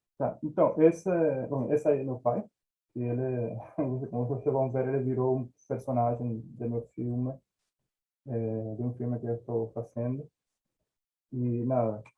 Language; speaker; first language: Portuguese; non-native, fluent; Spanish